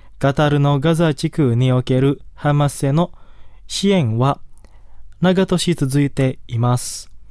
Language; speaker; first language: Japanese; non-native, fluent; Indonesian